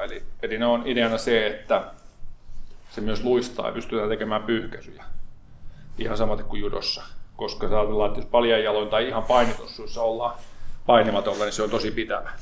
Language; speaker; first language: Finnish; native; Finnish